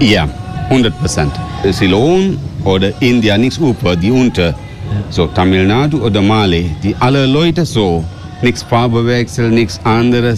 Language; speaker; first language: German; non-native, learner; Sinhala